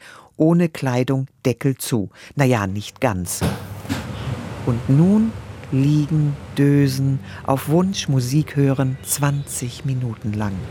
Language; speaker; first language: German; native; German